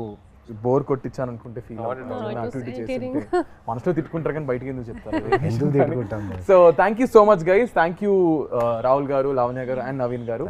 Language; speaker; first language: Telugu; native; Telugu